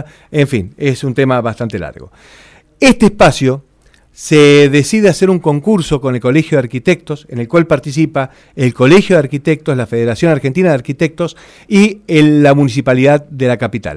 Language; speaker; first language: Spanish; native; Spanish